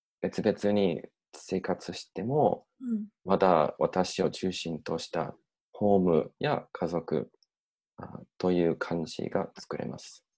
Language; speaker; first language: Japanese; non-native, learner; English